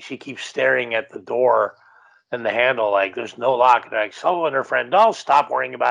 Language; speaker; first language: English; native; English